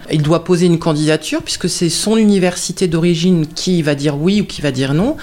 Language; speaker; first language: French; native; French